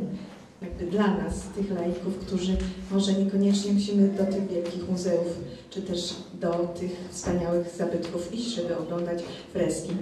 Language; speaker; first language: Polish; native; Polish